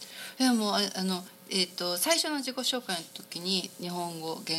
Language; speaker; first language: Japanese; native; Japanese